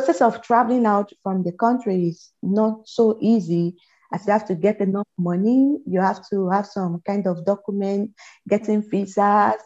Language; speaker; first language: English; non-native, local second language; Yoruba